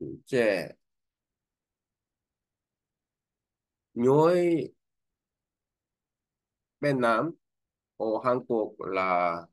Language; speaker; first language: Vietnamese; non-native, learner; Korean